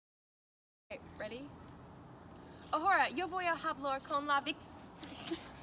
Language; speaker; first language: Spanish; non-native, learner; English